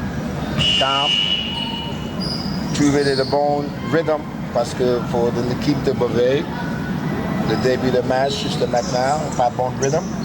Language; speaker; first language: French; non-native, learner; English